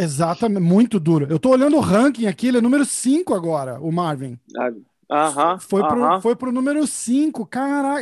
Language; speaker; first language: Portuguese; native; Portuguese